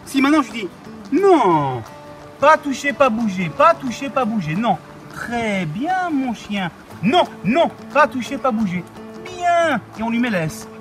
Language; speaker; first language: French; native; French